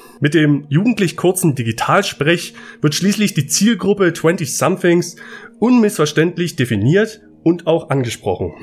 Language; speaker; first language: German; native; German